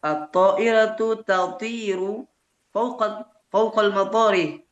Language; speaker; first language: Arabic; non-native, learner; Indonesian